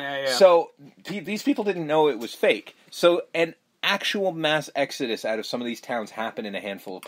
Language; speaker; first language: English; native; English